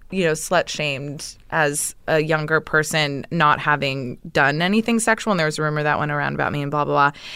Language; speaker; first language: English; native; English